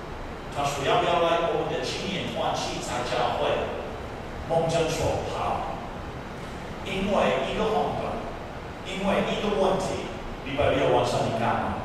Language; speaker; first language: Chinese; non-native, fluent; English